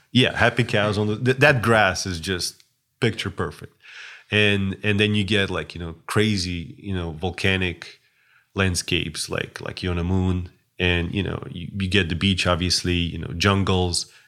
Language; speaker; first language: English; non-native, fluent; Russian